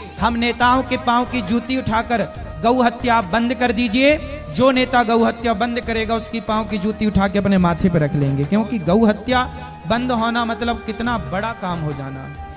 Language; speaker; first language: Hindi; native; Hindi